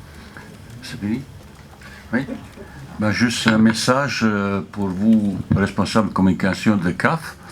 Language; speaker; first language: French; non-native, fluent; Bosnian